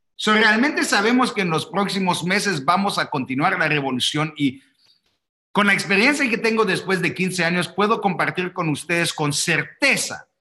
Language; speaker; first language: Spanish; non-native, fluent; English